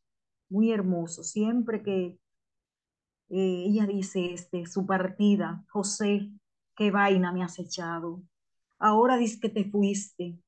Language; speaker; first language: Spanish; native; Spanish